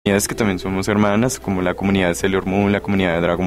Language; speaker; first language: Spanish; native; Spanish